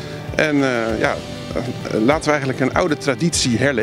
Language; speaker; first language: Dutch; native; Dutch